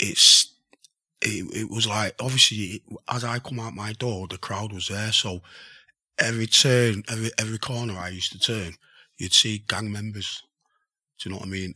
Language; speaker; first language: English; native; English